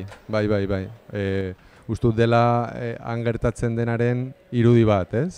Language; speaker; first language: Basque; non-native, local second language; Spanish